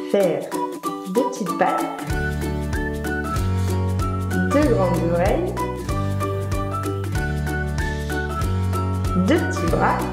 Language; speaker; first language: French; native; French